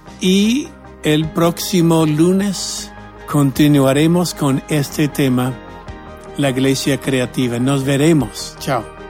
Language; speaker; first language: Spanish; non-native, fluent; English